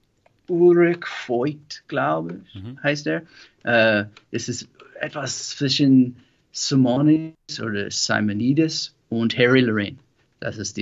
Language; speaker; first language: German; non-native, learner; English